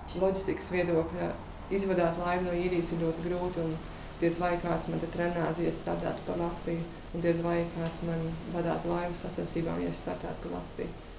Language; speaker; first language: Latvian; native; Latvian